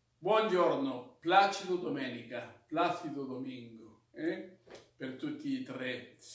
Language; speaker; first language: Italian; non-native, learner; Spanish